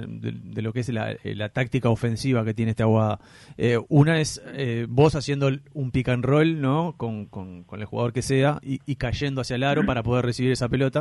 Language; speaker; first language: Spanish; native; Spanish